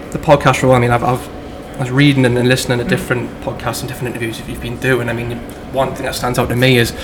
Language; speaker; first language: English; native; English